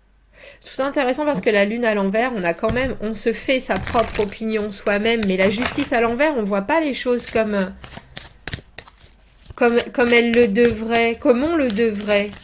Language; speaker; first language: French; native; French